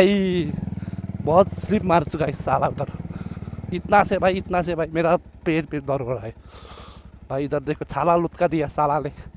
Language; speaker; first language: Hindi; non-native, learner; Nepali